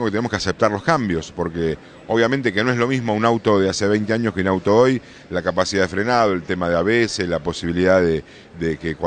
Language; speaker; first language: Spanish; native; Spanish